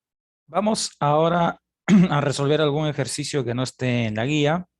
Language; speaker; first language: Spanish; native; Spanish